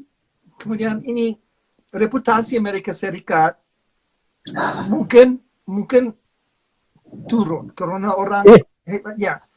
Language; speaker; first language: Indonesian; non-native, fluent; English